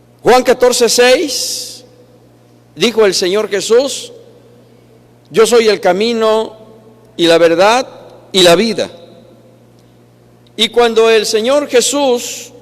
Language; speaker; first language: Spanish; native; Spanish